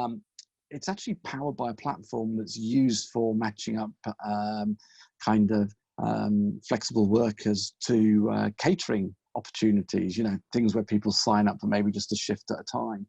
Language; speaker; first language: English; native; English